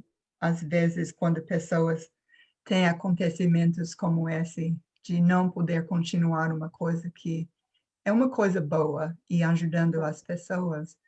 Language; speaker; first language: Portuguese; non-native, fluent; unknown